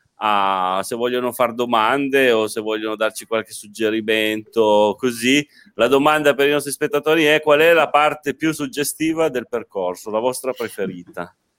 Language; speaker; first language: Italian; native; Italian